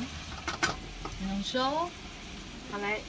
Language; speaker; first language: Dutch; non-native, learner; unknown